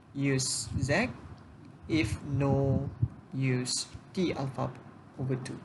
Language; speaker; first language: English; non-native, local second language; Malay